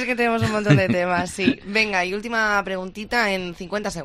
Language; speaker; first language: Spanish; native; Spanish